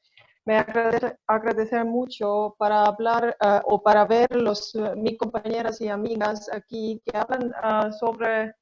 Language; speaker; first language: Spanish; non-native, fluent; Estonian